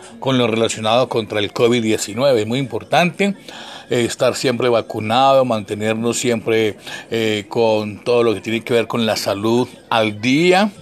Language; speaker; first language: Spanish; native; Spanish